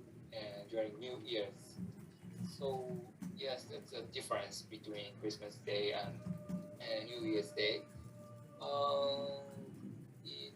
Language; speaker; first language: English; non-native, learner; Japanese